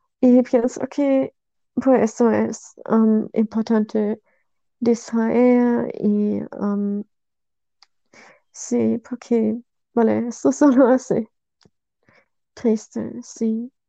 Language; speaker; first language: Spanish; non-native, learner; German